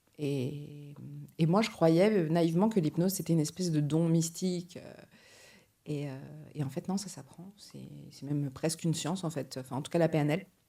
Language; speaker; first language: French; early bilingual, other home language; Portuguese